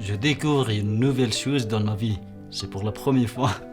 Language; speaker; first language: French; non-native, learner; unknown